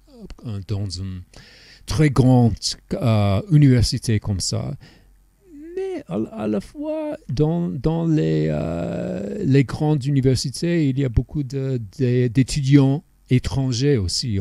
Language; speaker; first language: French; non-native, fluent; English